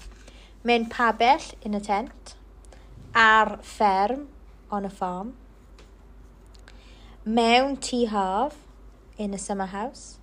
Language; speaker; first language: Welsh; non-native, local second language; English